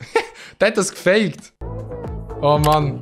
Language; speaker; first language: German; native; German